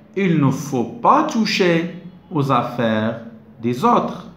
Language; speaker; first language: French; non-native, local second language; Arabic